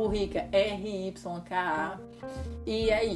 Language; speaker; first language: Portuguese; native; Portuguese